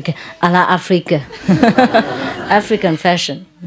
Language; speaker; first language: French; non-native, learner; Vietnamese